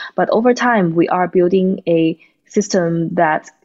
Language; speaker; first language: English; non-native, fluent; Chinese